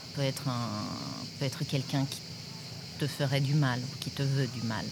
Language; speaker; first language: French; non-native, fluent; Romanian